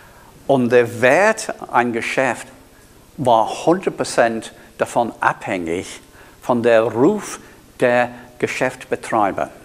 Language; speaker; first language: German; non-native, fluent; English